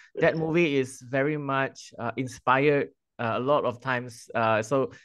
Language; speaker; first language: English; non-native, local second language; Chinese